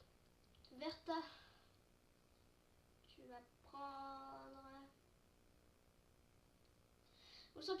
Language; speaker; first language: French; native; French